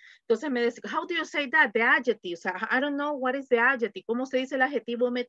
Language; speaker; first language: English; non-native, fluent; Spanish